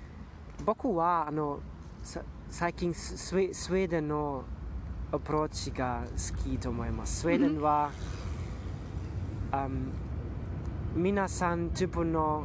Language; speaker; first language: Japanese; non-native, learner; German